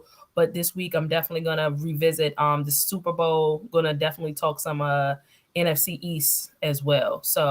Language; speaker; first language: English; native; English